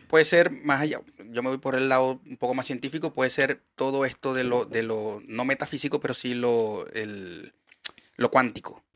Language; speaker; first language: Spanish; native; Spanish